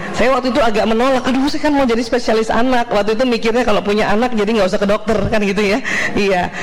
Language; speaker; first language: Indonesian; native; Indonesian